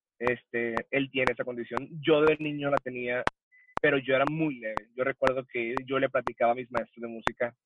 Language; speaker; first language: Spanish; early bilingual, heritage; Spanish